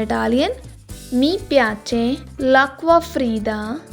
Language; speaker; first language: Italian; non-native, learner; Hindi